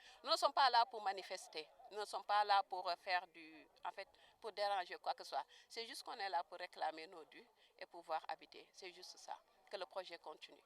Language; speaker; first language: French; non-native, local second language; Wolof